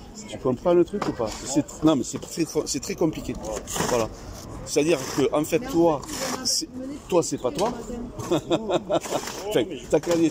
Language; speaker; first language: French; native; French